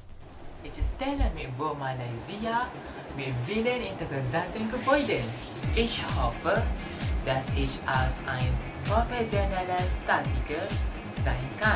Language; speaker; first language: German; non-native, learner; Malay